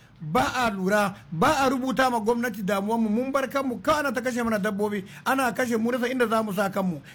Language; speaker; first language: Hausa; non-native, local second language; Fula